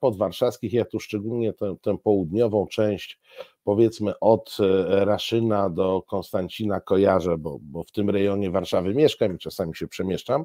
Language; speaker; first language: Polish; native; Polish